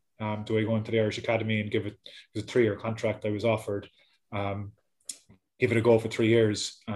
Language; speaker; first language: English; native; English